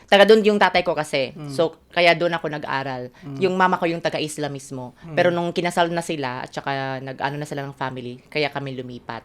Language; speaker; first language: Filipino; non-native, local second language; Waray